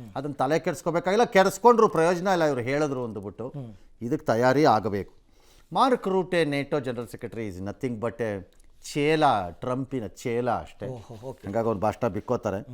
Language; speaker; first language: Kannada; native; Kannada